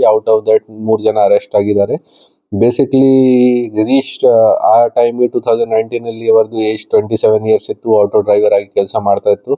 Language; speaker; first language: Kannada; non-native, local second language; Hindi